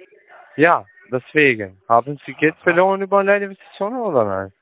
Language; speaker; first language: German; non-native, learner; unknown